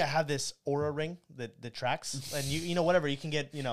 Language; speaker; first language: English; native; English